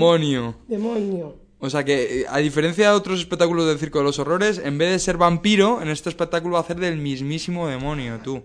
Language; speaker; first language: Spanish; native; Spanish